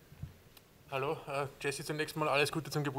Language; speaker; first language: German; native; German